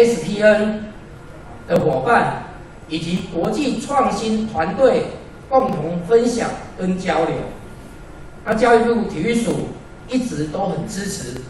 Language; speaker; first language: Chinese; native; Chinese